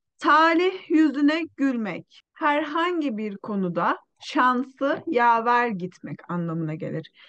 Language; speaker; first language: Turkish; non-native, fluent; Uyghur